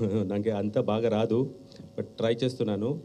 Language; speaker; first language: Telugu; non-native, learner; Kannada